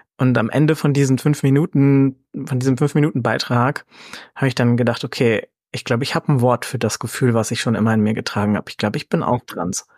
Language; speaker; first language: German; native; German